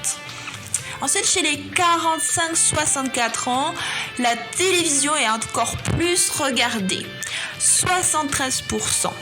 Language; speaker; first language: French; non-native, fluent; Chinese